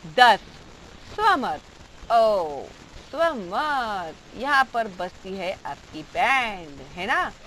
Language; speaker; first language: Hindi; non-native, local second language; Marathi